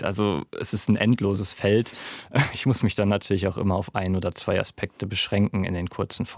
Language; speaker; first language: German; native; German